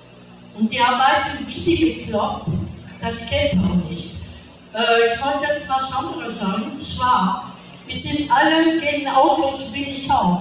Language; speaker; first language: German; non-native, fluent; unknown